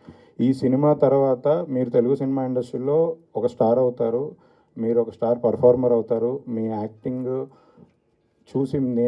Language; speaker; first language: Telugu; native; Telugu